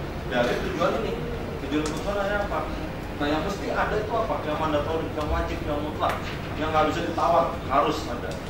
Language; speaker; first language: Indonesian; native; Indonesian